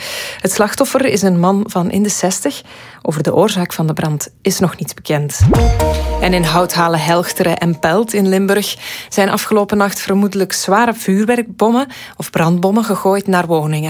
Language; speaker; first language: Dutch; native; Dutch